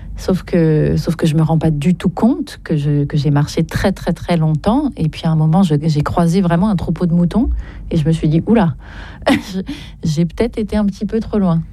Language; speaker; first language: French; native; French